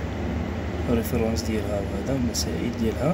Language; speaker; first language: Arabic; native; Arabic